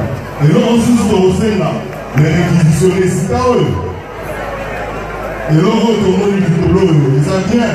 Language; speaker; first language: French; non-native, local second language; Lingala